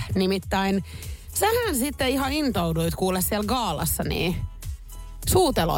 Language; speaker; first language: Finnish; native; Finnish